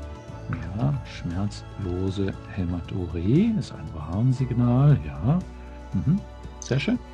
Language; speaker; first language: German; native; German